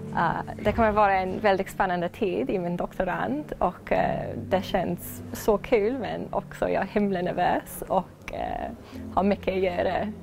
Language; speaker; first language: Swedish; non-native, fluent; English